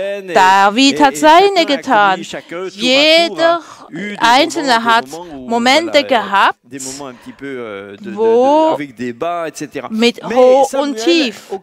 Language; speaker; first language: German; non-native, fluent; French